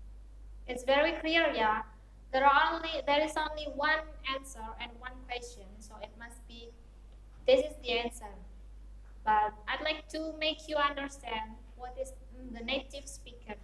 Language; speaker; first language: English; non-native, fluent; Indonesian